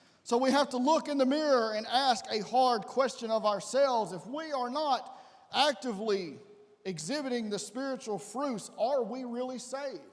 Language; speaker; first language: English; native; English